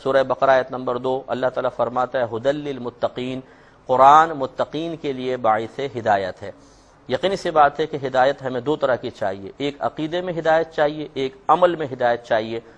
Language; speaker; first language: Urdu; native; Urdu